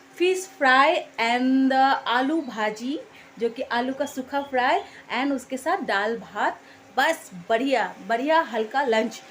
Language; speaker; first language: Hindi; non-native, local second language; Bangla